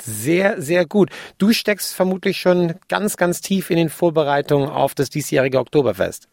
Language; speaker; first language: German; native; German